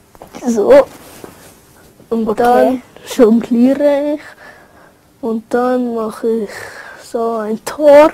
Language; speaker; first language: German; early bilingual, other home language; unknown